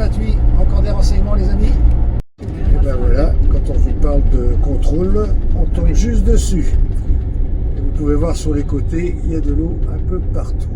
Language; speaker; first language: French; native; French